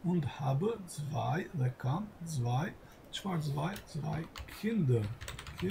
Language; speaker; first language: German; non-native, fluent; Albanian